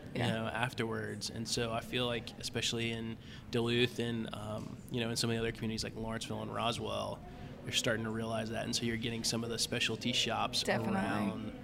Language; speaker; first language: English; native; English